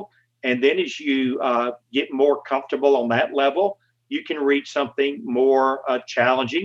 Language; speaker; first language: English; native; English